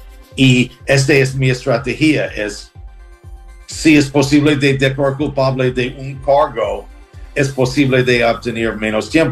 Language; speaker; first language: Spanish; non-native, learner; English